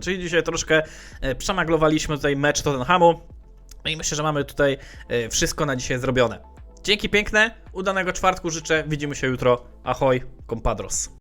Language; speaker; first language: Polish; native; Polish